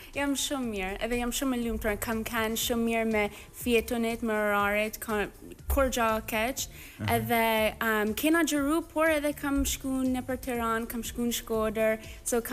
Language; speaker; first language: Albanian; early bilingual, heritage; English